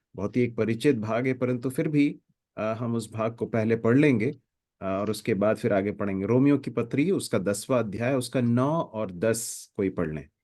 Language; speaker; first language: Hindi; native; Hindi